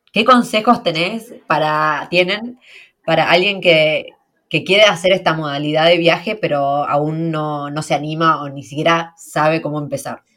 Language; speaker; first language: Spanish; native; Spanish